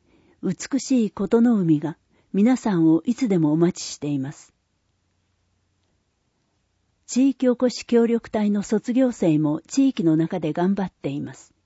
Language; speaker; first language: Japanese; native; Japanese